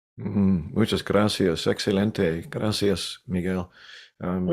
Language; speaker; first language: Spanish; non-native, learner; English